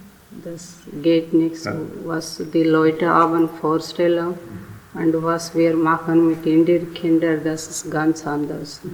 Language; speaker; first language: German; non-native, learner; Telugu